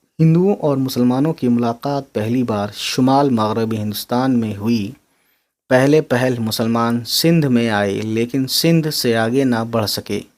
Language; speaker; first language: Urdu; native; Urdu